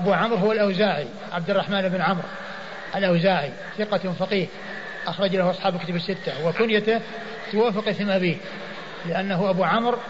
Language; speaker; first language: Arabic; native; Arabic